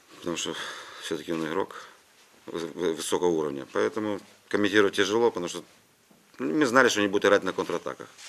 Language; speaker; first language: Russian; non-native, local second language; Ukrainian